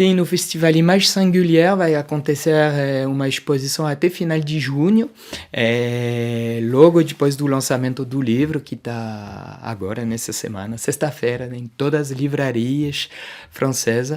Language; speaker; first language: Portuguese; non-native, fluent; French